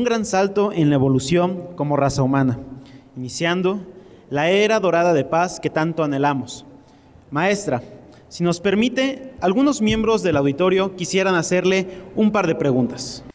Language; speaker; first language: Spanish; native; Spanish